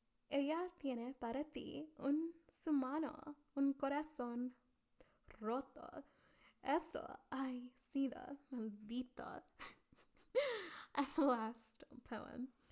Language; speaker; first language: Spanish; early bilingual, other home language; English